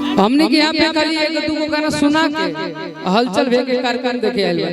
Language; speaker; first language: Bhojpuri; non-native, local second language; Magahi